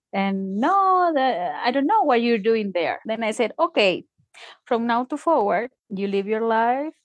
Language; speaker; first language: English; non-native, fluent; Spanish